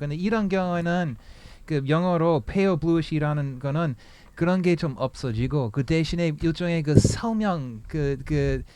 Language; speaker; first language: Korean; non-native, fluent; English